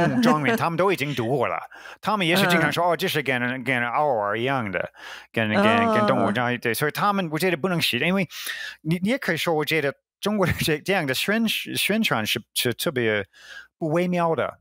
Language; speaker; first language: Chinese; non-native, fluent; English